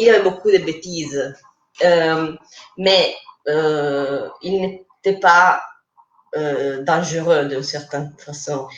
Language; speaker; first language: French; non-native, fluent; Italian